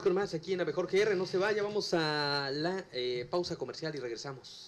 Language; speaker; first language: Spanish; native; Spanish